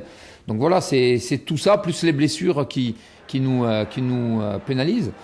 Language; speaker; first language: French; native; French